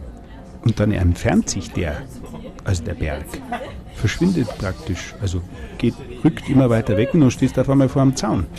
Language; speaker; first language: German; native; German